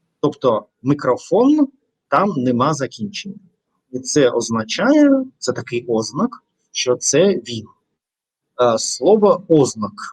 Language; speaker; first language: Ukrainian; non-native, local second language; Russian